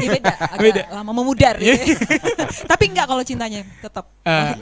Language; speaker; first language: Indonesian; native; Indonesian